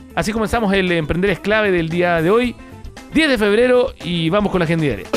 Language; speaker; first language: Spanish; native; Spanish